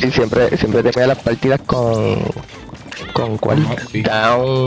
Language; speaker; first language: Spanish; native; Spanish